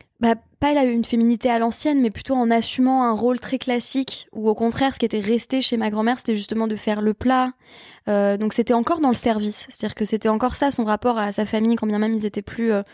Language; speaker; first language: French; native; French